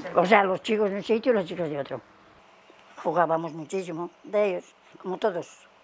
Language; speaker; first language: Spanish; native; Spanish